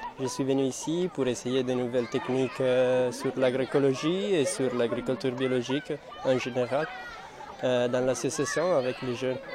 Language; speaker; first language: French; non-native, fluent; Italian